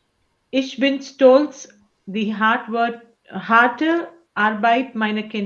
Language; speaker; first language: German; non-native, learner; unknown